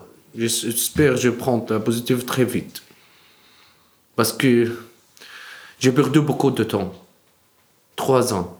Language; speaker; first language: French; non-native, learner; Arabic